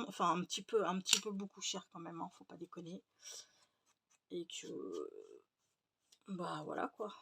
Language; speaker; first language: French; native; French